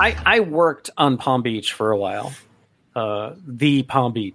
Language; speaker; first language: English; native; English